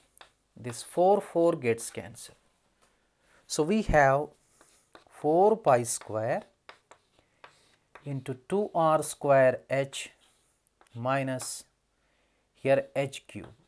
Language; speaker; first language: English; non-native, local second language; Telugu